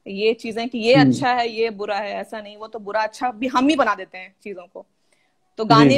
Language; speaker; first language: Hindi; non-native, local second language; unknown